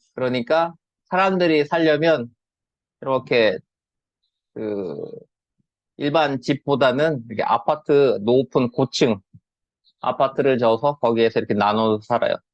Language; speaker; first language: Korean; native; Korean